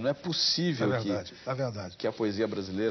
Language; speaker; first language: Portuguese; native; Portuguese